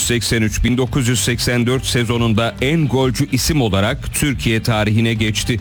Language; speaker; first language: Turkish; native; Turkish